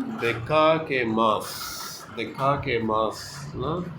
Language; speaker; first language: Japanese; non-native, learner; Tamil